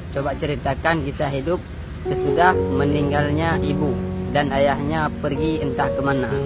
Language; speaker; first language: Indonesian; non-native, local second language; Achinese